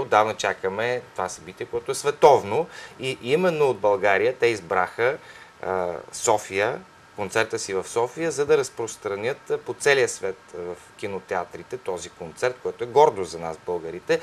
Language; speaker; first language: Bulgarian; native; Bulgarian